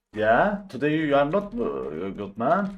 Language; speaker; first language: English; non-native, learner; Turkish